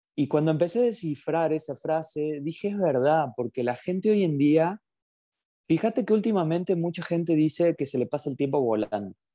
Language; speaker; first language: Spanish; native; Spanish